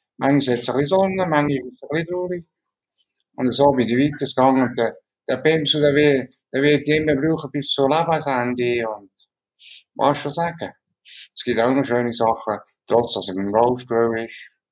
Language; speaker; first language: German; non-native, local second language; Italian